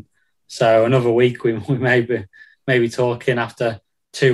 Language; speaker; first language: English; native; English